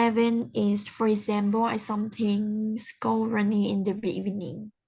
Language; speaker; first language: English; non-native, learner; Vietnamese